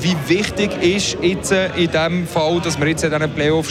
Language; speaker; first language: German; native; German